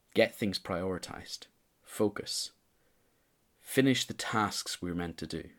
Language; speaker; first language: English; native; English